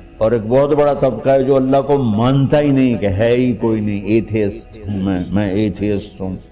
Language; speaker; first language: Urdu; non-native, local second language; Punjabi